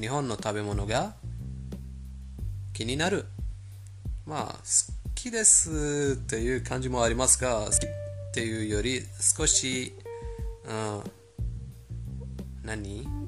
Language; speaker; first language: Japanese; non-native, fluent; Persian